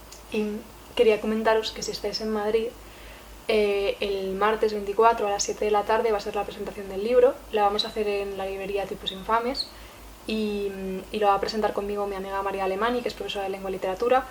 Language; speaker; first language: Spanish; native; Spanish